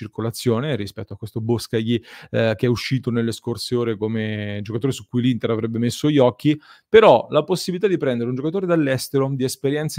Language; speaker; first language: Italian; native; Italian